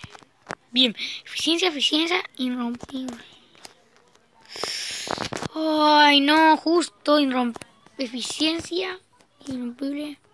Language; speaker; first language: Spanish; native; Spanish